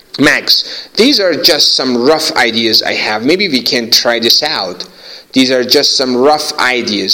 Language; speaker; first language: English; non-native, fluent; Persian